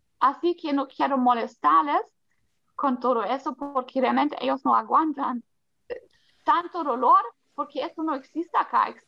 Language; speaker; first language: Spanish; non-native, fluent; German